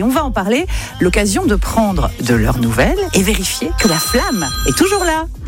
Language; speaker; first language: French; native; French